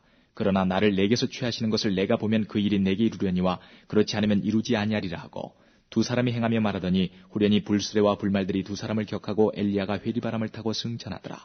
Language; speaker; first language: Korean; native; Korean